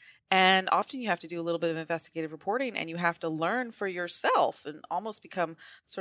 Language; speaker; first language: English; native; English